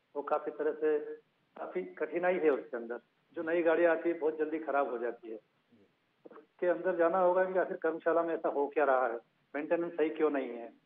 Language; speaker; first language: Hindi; native; Hindi